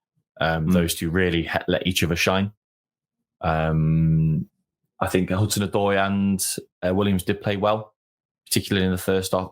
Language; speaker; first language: English; native; English